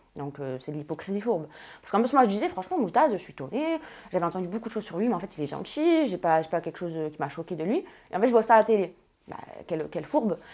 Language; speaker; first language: French; native; French